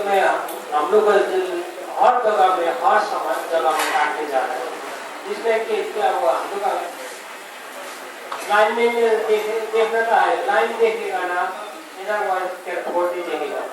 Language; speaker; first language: Hindi; non-native, local second language; Mizo